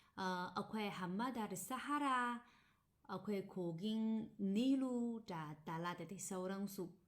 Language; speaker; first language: Hausa; non-native, fluent; Chinese